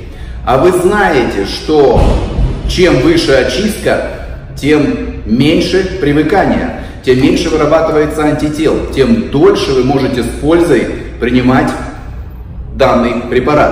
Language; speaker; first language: Russian; native; Russian